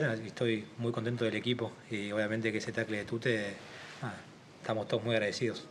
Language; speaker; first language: Spanish; native; Spanish